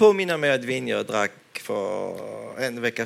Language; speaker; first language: Swedish; non-native, fluent; French